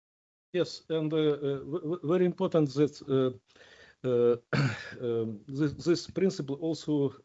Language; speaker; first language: English; non-native, learner; Ukrainian